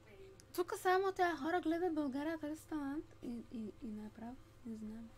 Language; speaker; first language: Bulgarian; native; Bulgarian